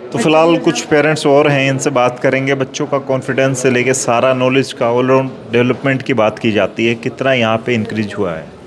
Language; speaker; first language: Hindi; native; Hindi